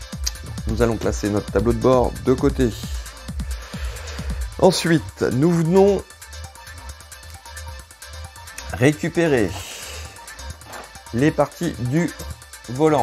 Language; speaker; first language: French; native; French